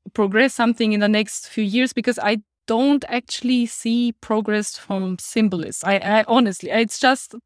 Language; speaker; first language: English; non-native, fluent; Romanian